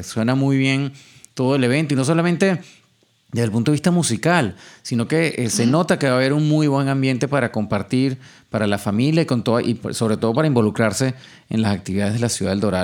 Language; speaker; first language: Spanish; native; Spanish